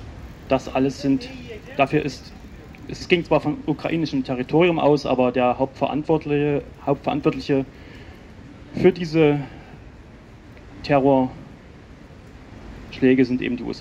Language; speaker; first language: German; native; German